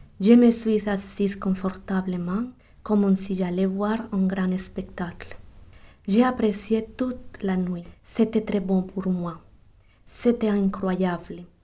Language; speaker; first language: French; non-native, learner; Spanish